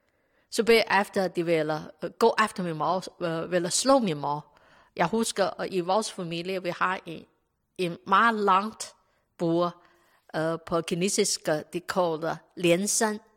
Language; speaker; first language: Danish; non-native, learner; Chinese